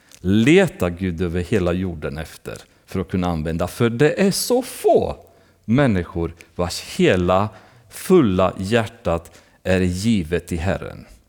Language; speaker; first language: Swedish; non-native, fluent; Romanian